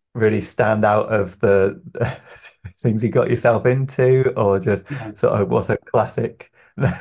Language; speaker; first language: English; native; English